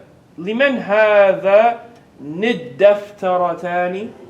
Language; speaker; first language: Arabic; non-native, fluent; English